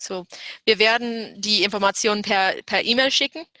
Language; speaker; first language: German; non-native, fluent; English